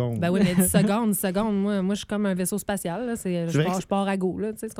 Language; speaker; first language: French; native; French